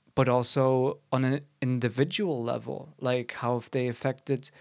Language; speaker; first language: English; non-native, fluent; German